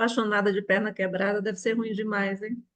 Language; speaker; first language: Portuguese; native; Portuguese